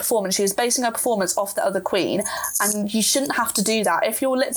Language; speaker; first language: English; native; English